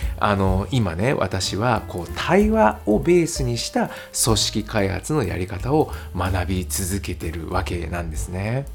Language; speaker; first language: Japanese; native; Japanese